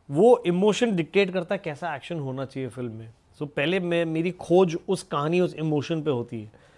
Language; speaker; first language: Hindi; native; Hindi